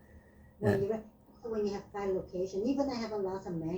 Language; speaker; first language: English; non-native, learner; Vietnamese